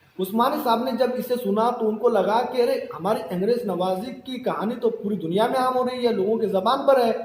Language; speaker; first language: Urdu; native; Urdu